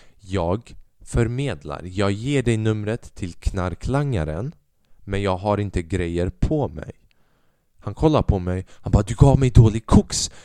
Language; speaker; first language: Swedish; early bilingual, other home language; Albanian